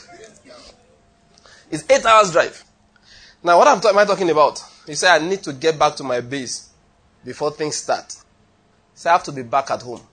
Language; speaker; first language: English; non-native, local second language; Yoruba